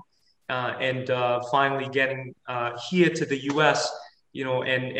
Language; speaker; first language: English; native; English